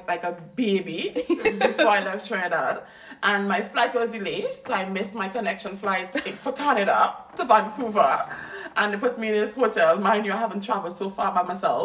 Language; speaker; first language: English; native; English